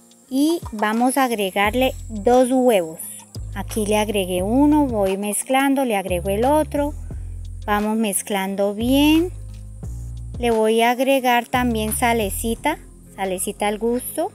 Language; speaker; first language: Spanish; native; Spanish